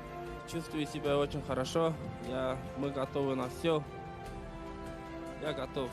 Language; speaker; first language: Russian; non-native, fluent; Kyrgyz